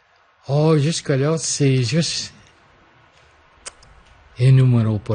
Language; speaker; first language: French; non-native, local second language; English